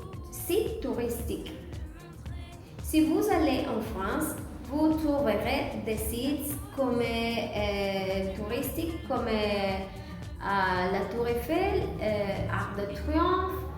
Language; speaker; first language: French; non-native, learner; Spanish